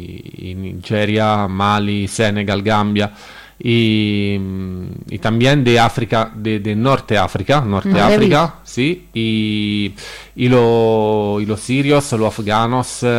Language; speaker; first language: Spanish; non-native, learner; Italian